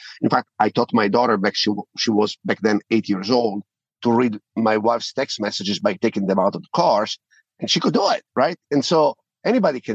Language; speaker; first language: English; non-native, fluent; Italian